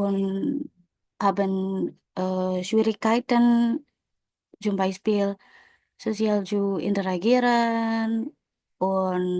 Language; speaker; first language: German; non-native, learner; Indonesian